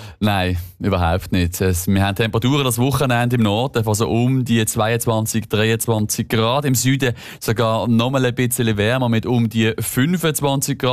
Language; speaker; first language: German; native; German